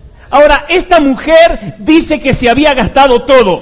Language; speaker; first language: Spanish; native; Spanish